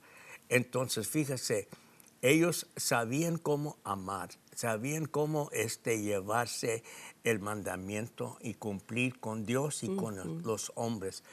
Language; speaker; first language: Spanish; non-native, fluent; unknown